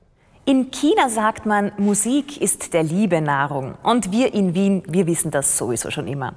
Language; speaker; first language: German; native; German